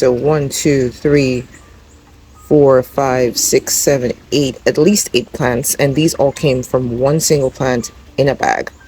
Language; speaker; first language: English; native; English